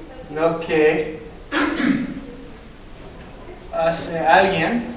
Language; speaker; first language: Spanish; non-native, fluent; English